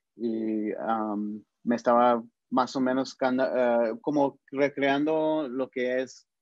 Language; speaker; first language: Spanish; early bilingual, heritage; Spanish